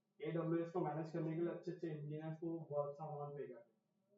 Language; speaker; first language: Hindi; native; Hindi